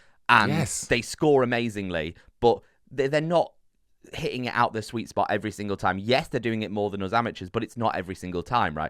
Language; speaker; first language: English; native; English